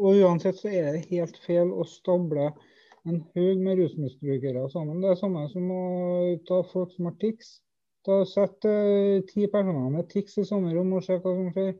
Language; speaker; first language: Norwegian; native; Norwegian